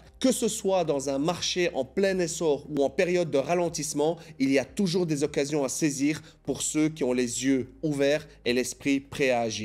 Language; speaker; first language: French; native; French